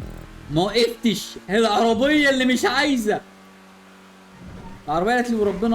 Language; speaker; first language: Arabic; native; Arabic